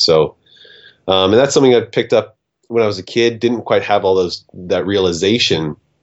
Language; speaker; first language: English; native; English